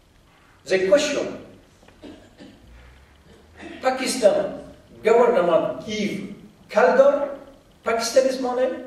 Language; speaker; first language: English; non-native, fluent; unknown